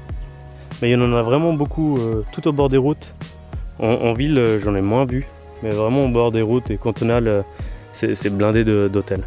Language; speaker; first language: French; native; French